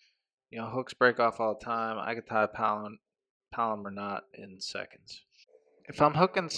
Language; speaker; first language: English; native; English